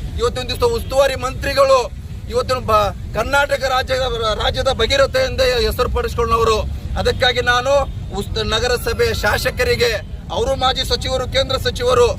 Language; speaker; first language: Kannada; non-native, local second language; Lambadi